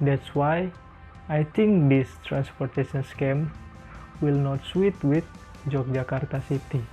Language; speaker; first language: English; non-native, learner; Indonesian